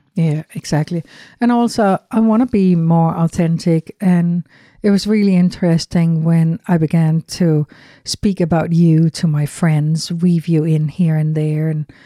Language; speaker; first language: English; non-native, fluent; Danish